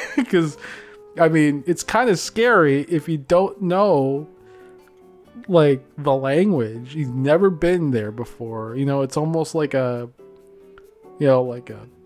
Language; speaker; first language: English; native; English